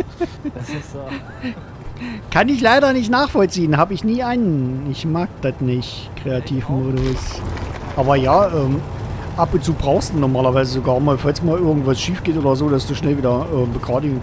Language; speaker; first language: German; native; German